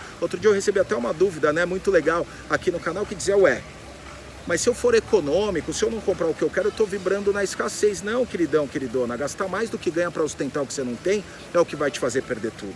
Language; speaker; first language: Portuguese; native; Portuguese